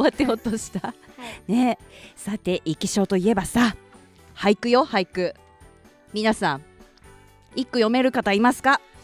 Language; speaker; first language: Japanese; native; Japanese